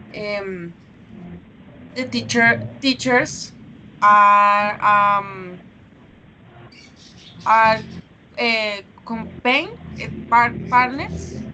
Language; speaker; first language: English; non-native, learner; Spanish